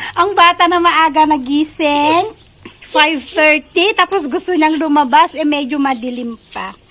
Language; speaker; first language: Filipino; non-native, local second language; Iloko